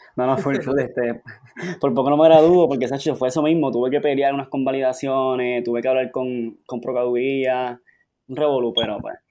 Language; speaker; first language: Spanish; early bilingual, heritage; Spanish